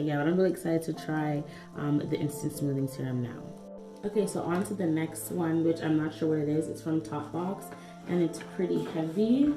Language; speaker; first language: English; native; English